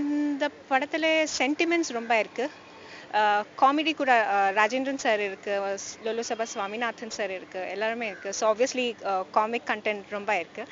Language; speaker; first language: Tamil; non-native, learner; Kannada